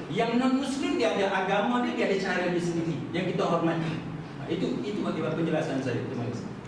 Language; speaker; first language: Malay; native; Malay